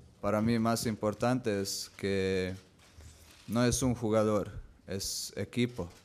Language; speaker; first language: Spanish; non-native, learner; Croatian